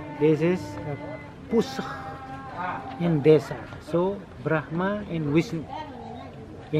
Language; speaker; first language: English; non-native, learner; Indonesian